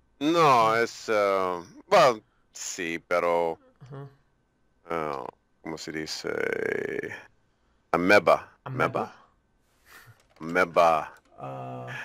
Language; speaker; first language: Spanish; non-native, learner; English